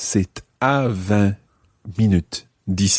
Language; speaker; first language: French; non-native, fluent; English